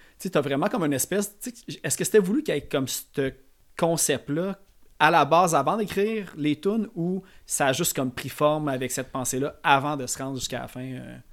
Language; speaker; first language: French; native; French